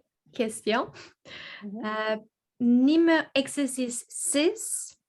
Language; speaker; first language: French; non-native, learner; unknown